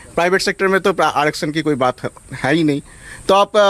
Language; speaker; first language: Hindi; non-native, local second language; Bangla